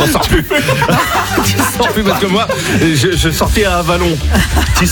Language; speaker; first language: French; native; French